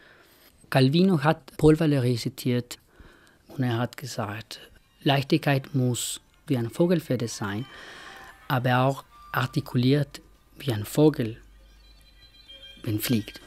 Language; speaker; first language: German; non-native, fluent; Spanish